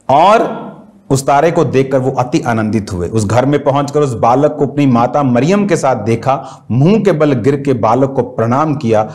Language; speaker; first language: Hindi; native; Hindi